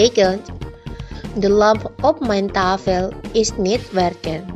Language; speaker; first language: Dutch; non-native, learner; Indonesian